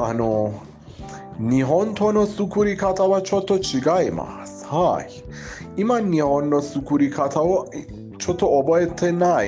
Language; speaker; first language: Japanese; non-native, learner; Persian